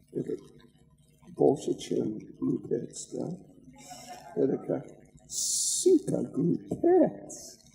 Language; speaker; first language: Russian; non-native, learner; English